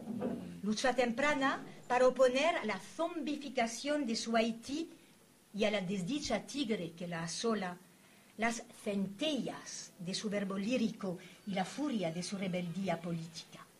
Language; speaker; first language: Spanish; native; Spanish